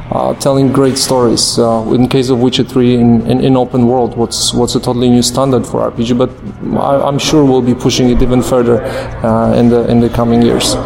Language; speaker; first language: English; non-native, fluent; Polish